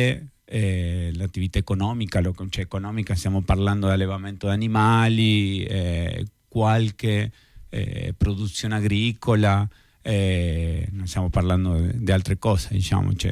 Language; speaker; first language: Italian; non-native, fluent; Spanish